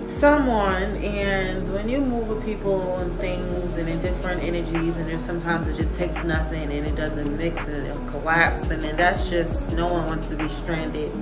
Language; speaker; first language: English; native; English